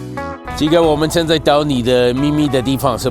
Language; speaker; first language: Chinese; non-native, fluent; English